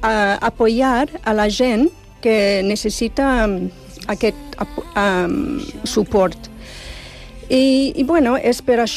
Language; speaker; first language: Catalan; non-native, fluent; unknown